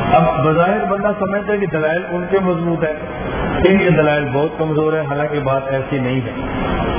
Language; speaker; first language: Urdu; native; Urdu